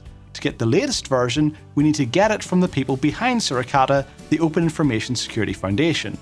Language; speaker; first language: English; native; English